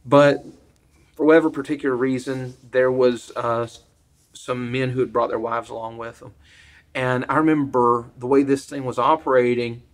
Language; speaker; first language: English; native; English